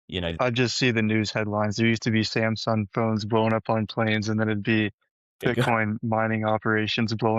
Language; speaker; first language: English; native; English